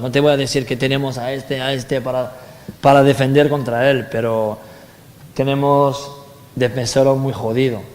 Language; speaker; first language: Spanish; non-native, fluent; French